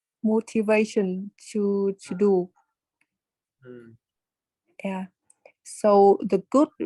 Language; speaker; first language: English; non-native, learner; Vietnamese